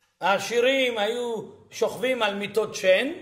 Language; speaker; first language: Hebrew; early bilingual, other home language; Ladino